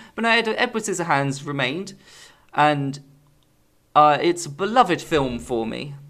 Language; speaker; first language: English; native; English